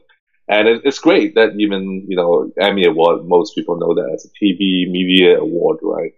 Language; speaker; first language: English; early bilingual, other home language; Cantonese